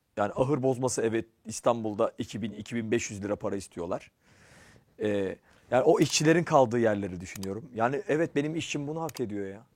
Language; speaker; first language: Turkish; native; Turkish